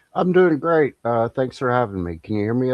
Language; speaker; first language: English; native; English